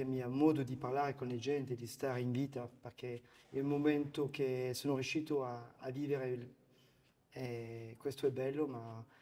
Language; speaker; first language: Italian; non-native, fluent; French